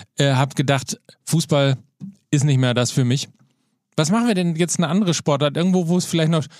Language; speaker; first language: German; native; German